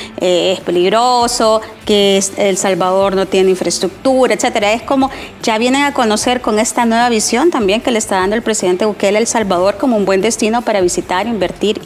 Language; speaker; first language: Spanish; native; Spanish